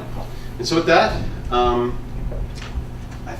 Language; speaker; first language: English; native; English